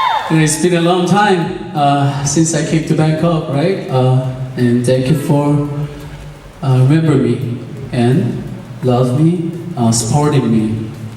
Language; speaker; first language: English; non-native, learner; Korean